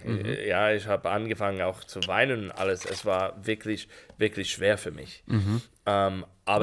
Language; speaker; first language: German; non-native, learner; English